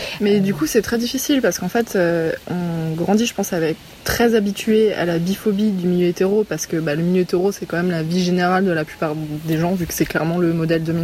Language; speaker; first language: French; native; French